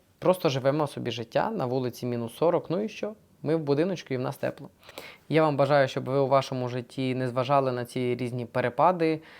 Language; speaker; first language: Ukrainian; non-native, local second language; Russian